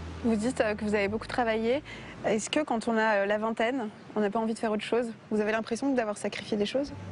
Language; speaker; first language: French; native; French